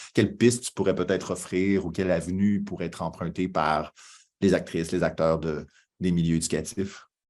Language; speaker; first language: French; native; French